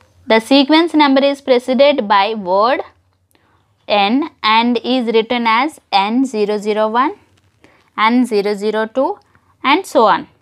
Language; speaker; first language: English; non-native, local second language; Telugu